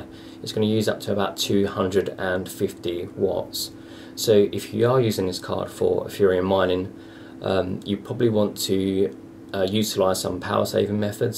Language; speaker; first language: English; native; English